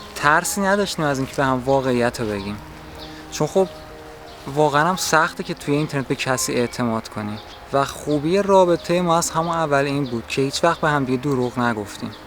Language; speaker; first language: Persian; native; Persian